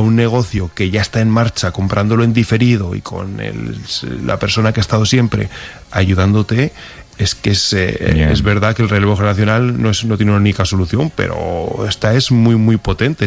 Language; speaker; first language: Spanish; native; Spanish